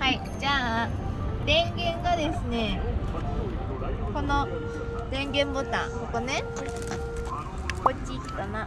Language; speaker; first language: Japanese; native; Japanese